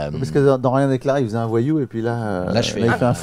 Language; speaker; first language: French; native; French